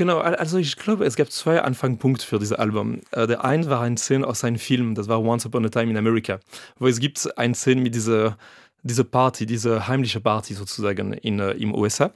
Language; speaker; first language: German; non-native, fluent; French